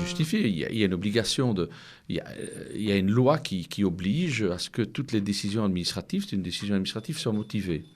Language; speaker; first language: French; native; French